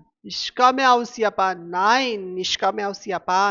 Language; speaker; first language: German; non-native, fluent; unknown